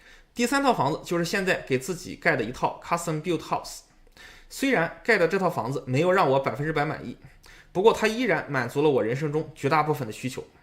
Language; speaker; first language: Chinese; native; Chinese